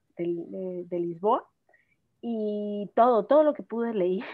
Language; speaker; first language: Spanish; native; Spanish